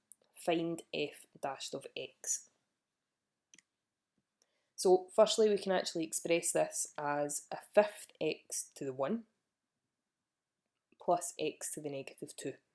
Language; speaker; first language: English; native; English